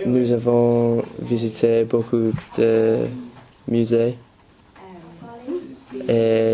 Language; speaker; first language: French; non-native, learner; English